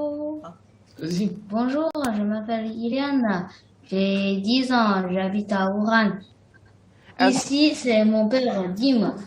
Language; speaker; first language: French; early bilingual, heritage; French